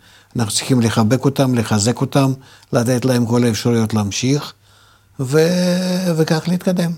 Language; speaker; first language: Hebrew; non-native, fluent; Russian